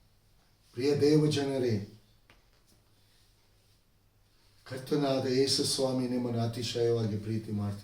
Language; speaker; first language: Kannada; native; Kannada